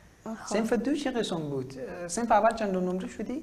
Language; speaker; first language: Persian; native; Persian